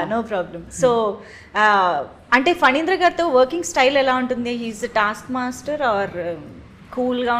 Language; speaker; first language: Telugu; native; Telugu